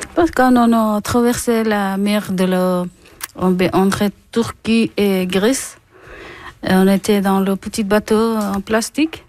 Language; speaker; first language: French; non-native, learner; Persian